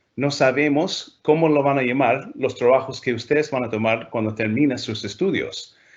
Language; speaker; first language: Spanish; non-native, fluent; English